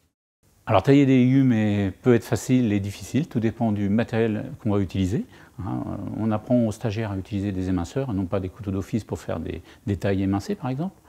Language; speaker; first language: French; native; French